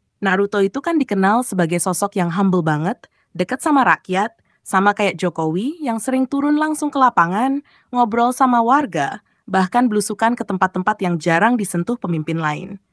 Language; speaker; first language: Indonesian; native; Indonesian